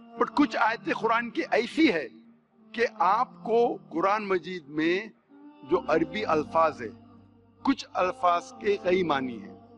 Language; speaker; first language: Hindi; non-native, local second language; Konkani